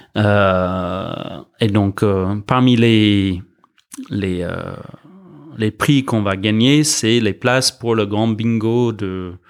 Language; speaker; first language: French; non-native, fluent; English